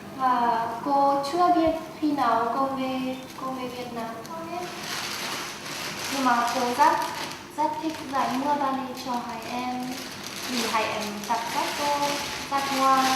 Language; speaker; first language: Vietnamese; non-native, learner; German